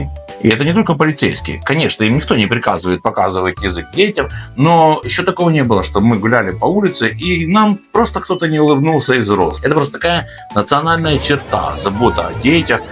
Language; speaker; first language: Russian; native; Russian